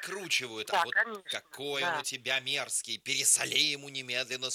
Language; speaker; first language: Russian; native; Russian